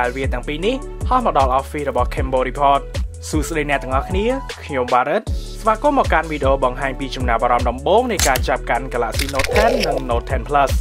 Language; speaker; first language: Khmer; native; Khmer